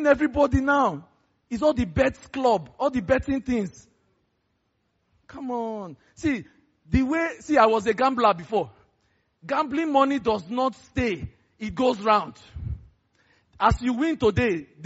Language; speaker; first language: English; non-native, local second language; Yoruba